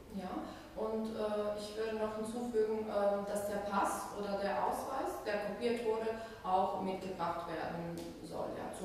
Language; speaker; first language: German; non-native, fluent; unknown